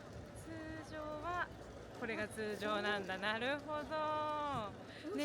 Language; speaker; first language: Japanese; native; Japanese